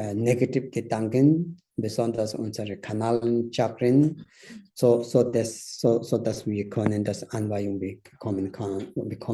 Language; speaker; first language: German; non-native, learner; Tibetan